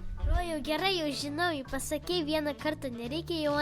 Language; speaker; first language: Lithuanian; early bilingual, heritage; Lithuanian